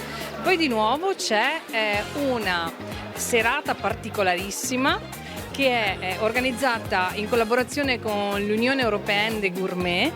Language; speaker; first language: Italian; native; Italian